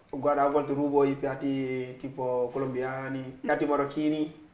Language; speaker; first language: Italian; non-native, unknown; Wolof